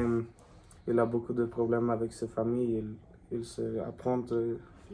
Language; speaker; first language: French; non-native, learner; Swedish